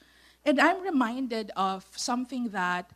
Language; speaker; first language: English; non-native, local second language; Filipino